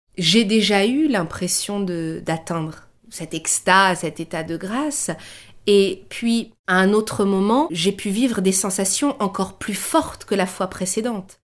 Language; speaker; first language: French; early bilingual, other home language; Persian